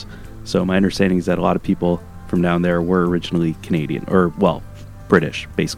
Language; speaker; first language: English; native; English